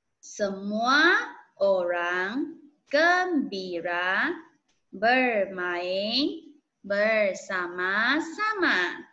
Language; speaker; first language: Malay; non-native, local second language; Chinese